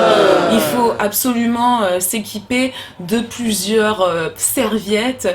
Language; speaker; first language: French; native; French